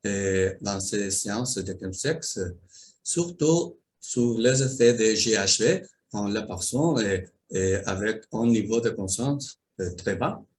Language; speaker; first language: French; non-native, learner; Spanish